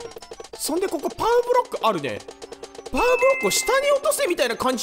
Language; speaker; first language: Japanese; native; Japanese